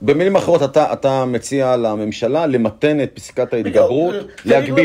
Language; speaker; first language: Hebrew; native; Hebrew